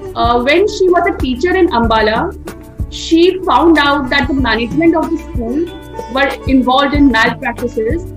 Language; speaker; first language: English; non-native, local second language; Hindi